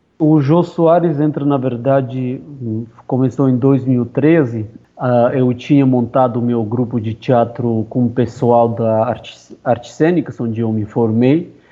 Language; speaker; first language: Portuguese; non-native, fluent; Armenian